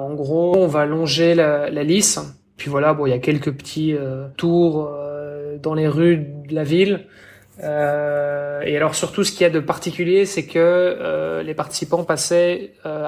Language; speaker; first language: French; native; French